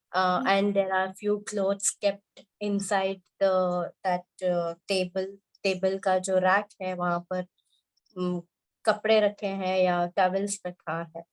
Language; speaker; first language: Hindi; native; Hindi